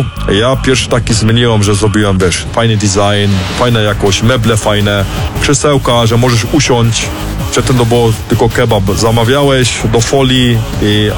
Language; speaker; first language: Polish; early bilingual, heritage; Polish